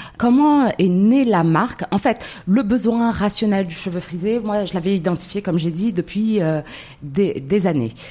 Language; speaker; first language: French; non-native, local second language; Arabic